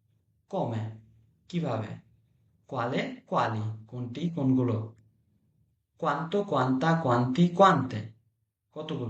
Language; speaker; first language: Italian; non-native, fluent; Bangla